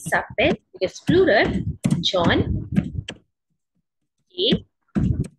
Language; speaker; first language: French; non-native, learner; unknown